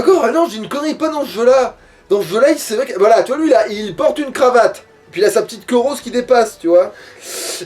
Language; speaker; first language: French; native; French